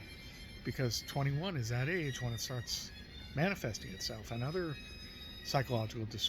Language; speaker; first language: English; native; English